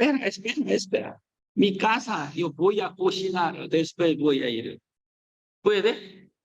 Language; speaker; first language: Spanish; non-native, learner; Korean